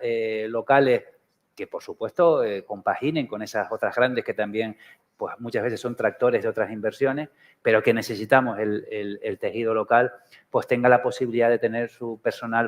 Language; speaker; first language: Spanish; native; Spanish